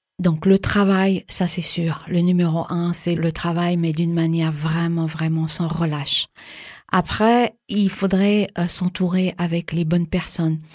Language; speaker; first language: French; native; French